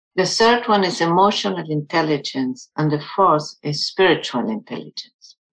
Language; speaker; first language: English; non-native, fluent; German